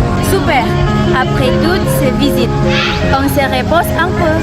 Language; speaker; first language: French; non-native, learner; Indonesian